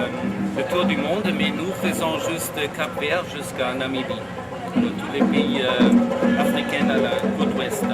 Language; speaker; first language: French; non-native, fluent; German